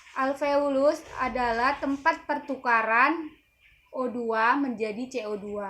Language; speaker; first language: Indonesian; native; Indonesian